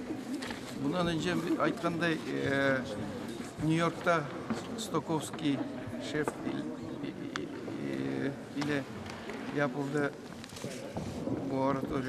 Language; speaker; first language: Turkish; non-native, learner; Kazakh